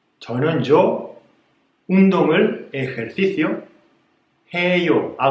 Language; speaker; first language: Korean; non-native, fluent; Spanish